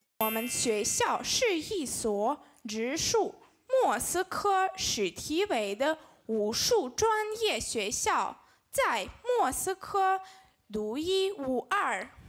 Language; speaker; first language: Chinese; non-native, learner; Russian